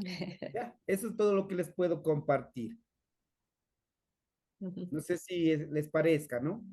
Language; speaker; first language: Spanish; native; Spanish